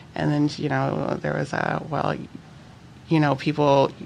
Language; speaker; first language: English; native; English